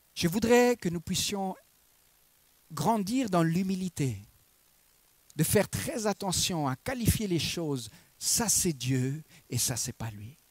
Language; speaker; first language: French; native; French